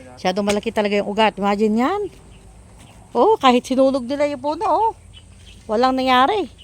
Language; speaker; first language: Filipino; non-native, local second language; Pangasinan